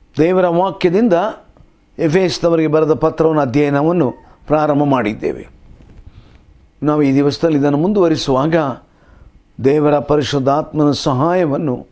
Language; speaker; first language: Kannada; non-native, local second language; Tulu